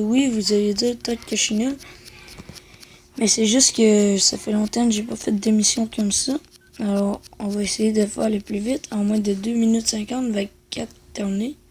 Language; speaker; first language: French; native; French